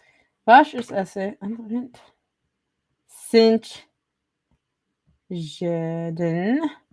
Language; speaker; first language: German; non-native, learner; English